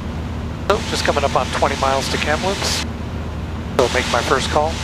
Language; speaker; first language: English; native; English